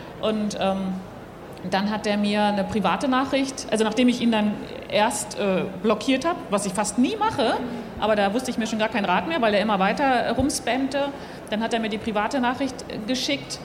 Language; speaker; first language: German; native; German